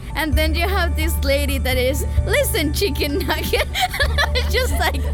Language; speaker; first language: English; early bilingual, other home language; Spanish